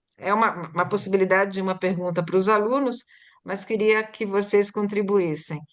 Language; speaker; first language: Portuguese; early bilingual, other home language; Italian